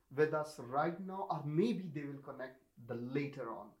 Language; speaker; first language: English; non-native, local second language; Urdu